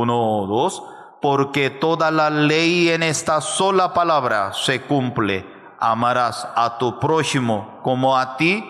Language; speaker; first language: Spanish; non-native, fluent; Korean